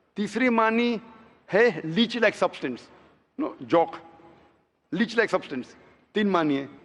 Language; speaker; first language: Hindi; non-native, local second language; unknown